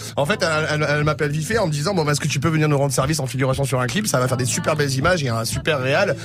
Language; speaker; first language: French; non-native, fluent; English